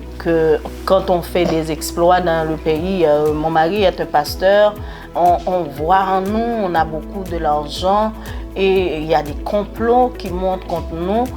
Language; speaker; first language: French; non-native, local second language; Haitian Creole